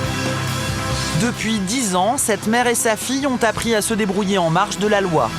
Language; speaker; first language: French; native; French